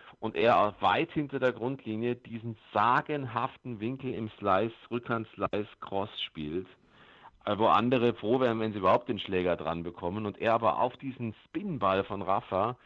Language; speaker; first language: German; native; German